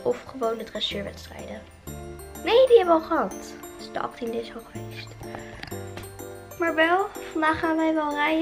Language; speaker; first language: Dutch; native; Dutch